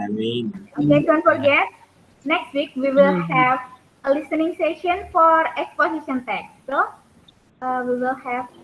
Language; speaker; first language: English; non-native, learner; Indonesian